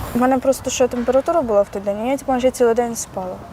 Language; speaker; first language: Ukrainian; native; Ukrainian